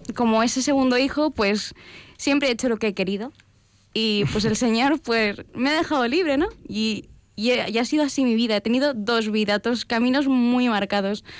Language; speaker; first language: Spanish; native; Spanish